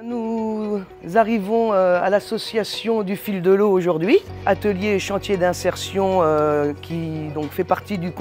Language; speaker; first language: French; native; French